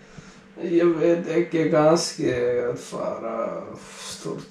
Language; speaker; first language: Icelandic; non-native, learner; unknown